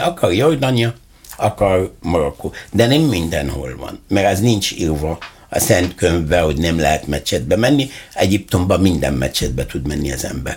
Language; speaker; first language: Hungarian; non-native, learner; Arabic